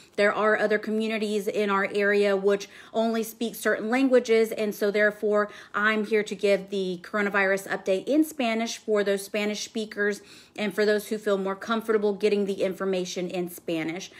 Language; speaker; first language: English; early bilingual, other home language; Spanish